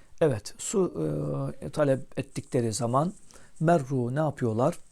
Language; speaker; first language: Turkish; native; Turkish